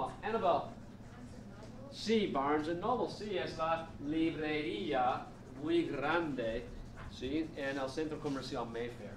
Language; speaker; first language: Spanish; non-native, fluent; English